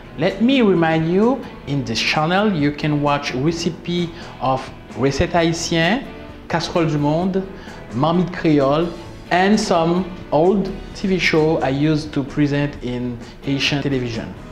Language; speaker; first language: English; non-native, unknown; Haitian Creole